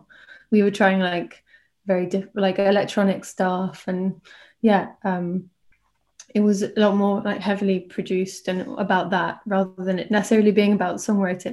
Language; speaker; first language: English; native; English